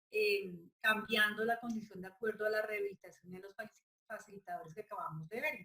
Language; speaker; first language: Spanish; native; Spanish